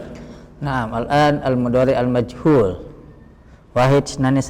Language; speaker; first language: Arabic; non-native, fluent; Indonesian